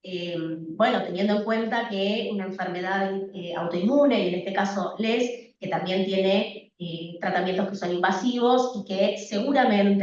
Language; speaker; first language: Spanish; native; Spanish